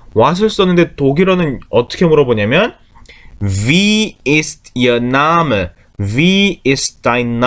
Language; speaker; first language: German; non-native, learner; Korean